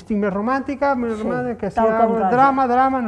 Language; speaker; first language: Catalan; native; Catalan